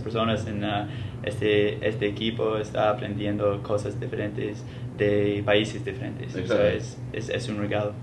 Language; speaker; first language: Spanish; non-native, learner; English